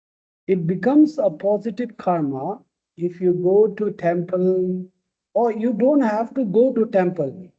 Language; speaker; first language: English; non-native, local second language; Tibetan